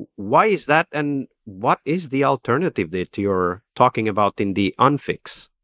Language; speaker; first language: English; non-native, fluent; Portuguese